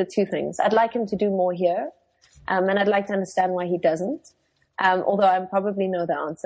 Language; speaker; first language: English; non-native, local second language; Afrikaans